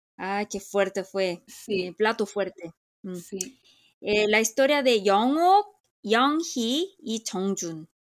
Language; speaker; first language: Spanish; non-native, fluent; Korean